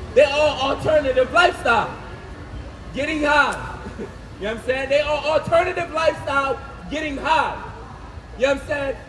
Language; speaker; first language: English; native; English